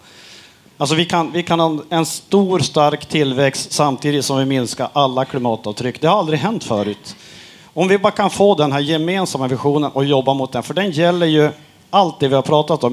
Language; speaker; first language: Swedish; native; Swedish